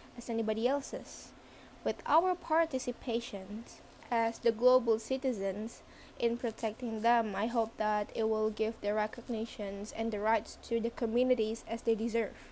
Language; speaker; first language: English; non-native, fluent; Indonesian